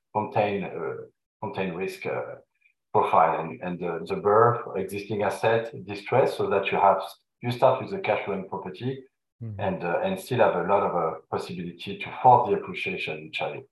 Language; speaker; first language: English; non-native, fluent; French